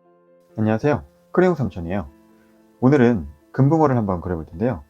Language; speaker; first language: Korean; native; Korean